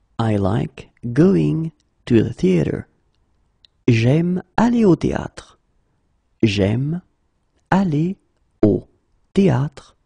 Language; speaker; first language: French; native; French